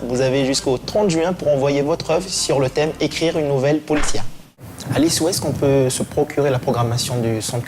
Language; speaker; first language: French; native; French